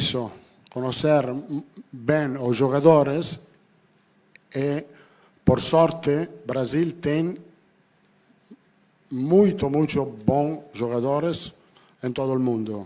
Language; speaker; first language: Portuguese; non-native, fluent; Italian